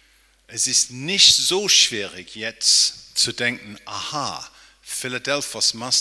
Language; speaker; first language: German; non-native, fluent; English